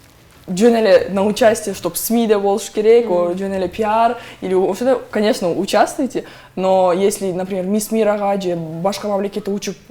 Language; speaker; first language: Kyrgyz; non-native, local second language; Russian